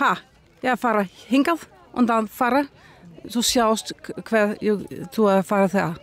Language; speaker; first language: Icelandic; non-native, learner; Danish